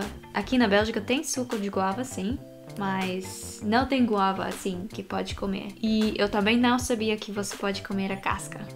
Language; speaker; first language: Portuguese; non-native, fluent; Japanese